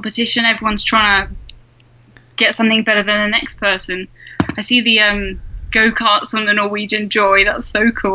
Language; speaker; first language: English; native; English